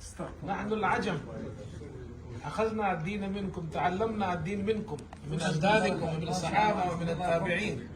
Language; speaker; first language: Arabic; non-native, fluent; Urdu